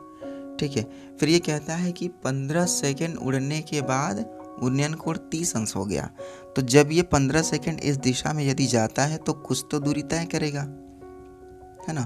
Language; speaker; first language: Hindi; native; Hindi